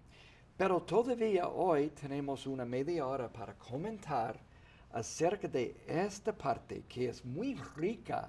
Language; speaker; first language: Spanish; non-native, fluent; English